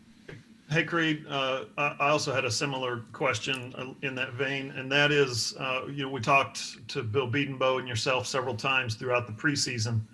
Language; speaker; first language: English; native; English